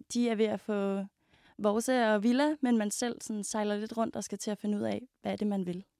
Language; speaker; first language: Danish; native; Danish